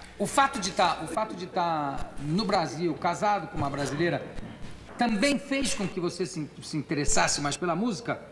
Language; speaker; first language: Portuguese; native; Portuguese